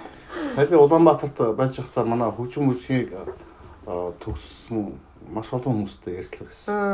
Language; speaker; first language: Mongolian; native; Mongolian